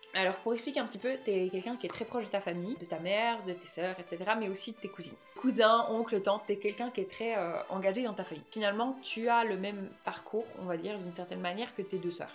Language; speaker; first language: French; native; French